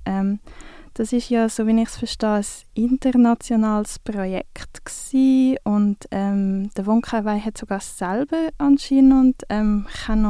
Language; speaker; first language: German; native; German